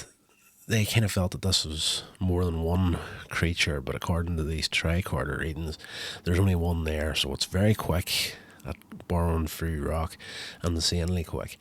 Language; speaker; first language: English; native; English